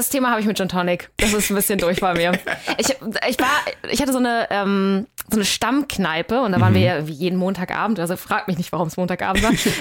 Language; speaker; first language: German; native; German